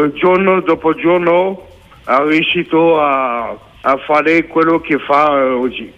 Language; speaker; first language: Italian; non-native, learner; French